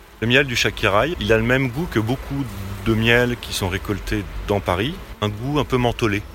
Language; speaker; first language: French; native; French